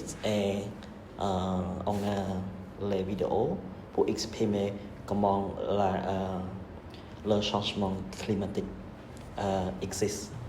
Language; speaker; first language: French; non-native, learner; Khmer